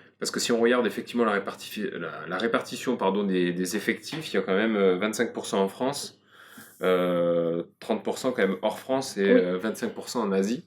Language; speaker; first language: French; native; French